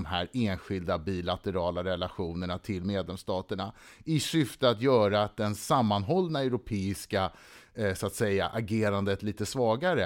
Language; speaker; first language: Swedish; native; Swedish